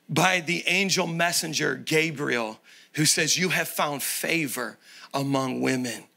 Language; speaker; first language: English; native; English